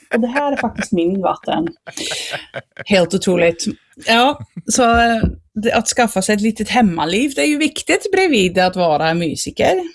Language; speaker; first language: Swedish; non-native, fluent; Dutch